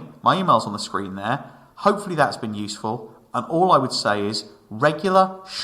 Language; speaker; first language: English; native; English